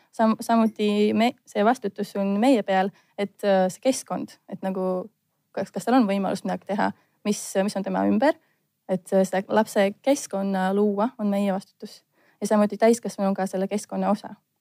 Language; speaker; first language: Estonian; non-native, fluent; Latvian